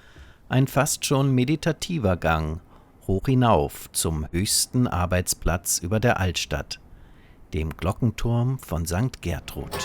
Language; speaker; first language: German; native; German